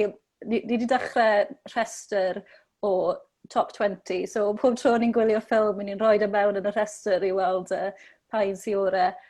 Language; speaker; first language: Welsh; native; Welsh